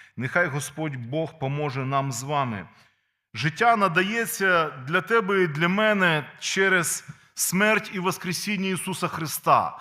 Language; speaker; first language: Ukrainian; non-native, local second language; Russian